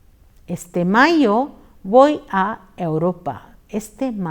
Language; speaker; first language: Spanish; non-native, fluent; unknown